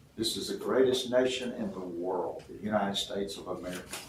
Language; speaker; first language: English; native; English